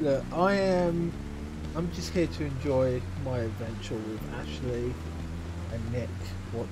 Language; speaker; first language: English; native; English